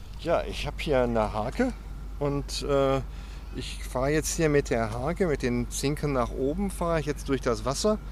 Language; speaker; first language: German; native; German